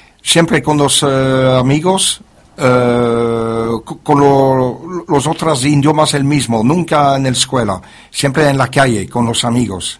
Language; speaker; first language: Spanish; non-native, learner; French